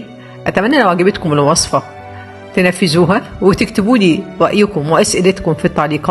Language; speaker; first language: Arabic; native; Arabic